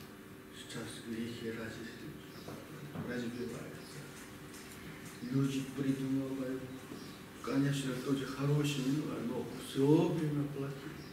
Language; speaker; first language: Russian; non-native, learner; Korean